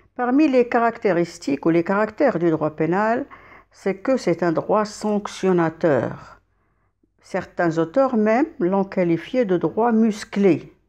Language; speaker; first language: French; non-native, local second language; Arabic